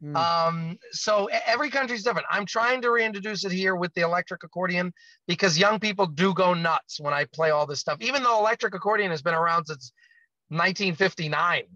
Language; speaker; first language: English; native; English